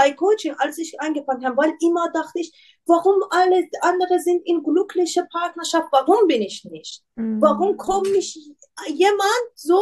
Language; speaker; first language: German; non-native, learner; Persian